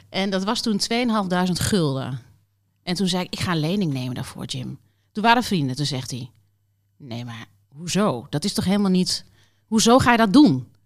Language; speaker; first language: Dutch; native; Dutch